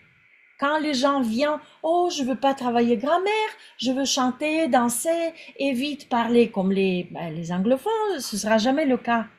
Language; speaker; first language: French; non-native, fluent; Russian